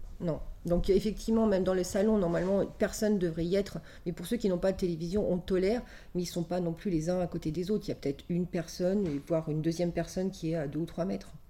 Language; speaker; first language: French; native; French